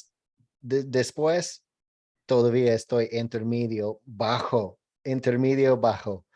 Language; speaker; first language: Spanish; non-native, learner; English